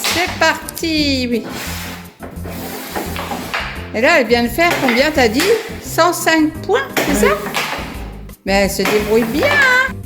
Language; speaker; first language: French; native; French